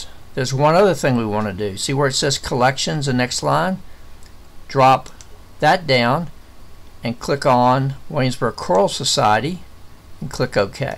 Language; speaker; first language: English; native; English